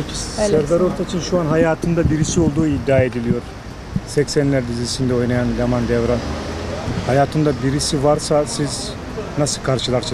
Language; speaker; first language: Turkish; native; Turkish